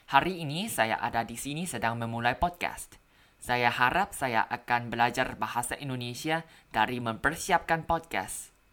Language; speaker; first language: Indonesian; non-native, learner; Thai